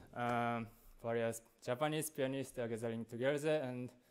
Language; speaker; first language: English; non-native, learner; Japanese